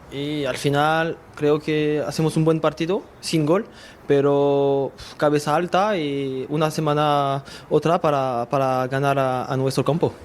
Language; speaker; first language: Spanish; non-native, learner; French